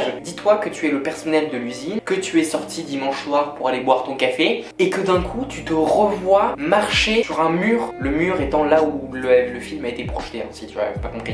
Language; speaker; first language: French; native; French